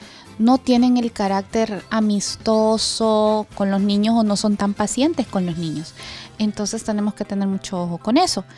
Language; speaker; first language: Spanish; native; Spanish